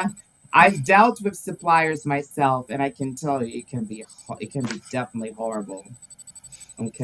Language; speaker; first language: English; non-native, fluent; Portuguese